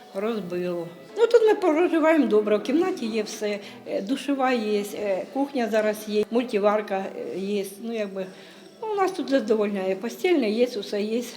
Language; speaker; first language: Ukrainian; non-native, local second language; Russian